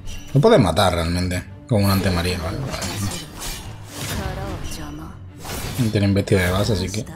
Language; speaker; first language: Spanish; native; Spanish